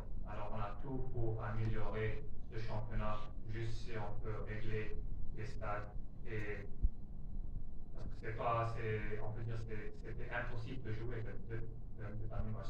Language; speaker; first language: French; non-native, fluent; German